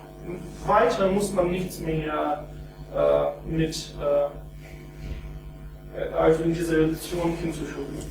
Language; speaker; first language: German; non-native, fluent; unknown